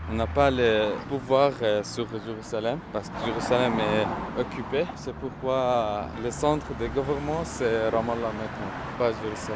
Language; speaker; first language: French; non-native, fluent; Arabic